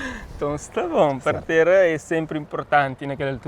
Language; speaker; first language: Portuguese; non-native, local second language; Kabuverdianu